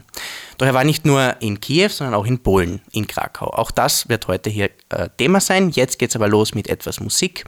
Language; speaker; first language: German; native; German